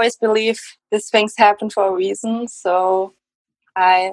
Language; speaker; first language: English; non-native, fluent; German